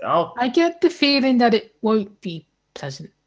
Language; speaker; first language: English; native; English